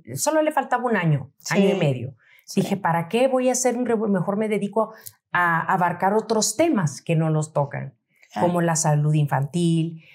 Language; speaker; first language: Spanish; native; Spanish